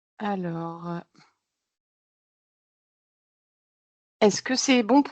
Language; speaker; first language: French; native; French